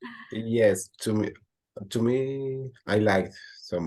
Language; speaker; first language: English; non-native, learner; Spanish